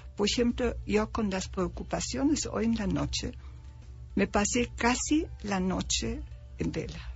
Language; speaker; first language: Spanish; non-native, fluent; German